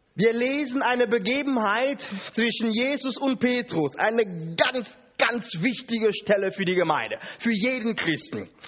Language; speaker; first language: German; non-native, fluent; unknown